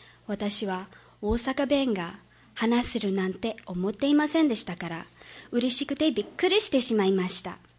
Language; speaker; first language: Japanese; non-native, fluent; English